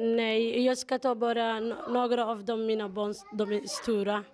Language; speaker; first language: Swedish; non-native, learner; Somali